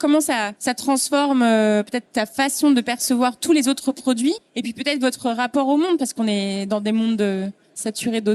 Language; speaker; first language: French; native; French